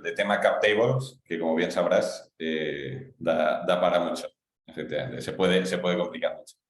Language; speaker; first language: Spanish; native; Spanish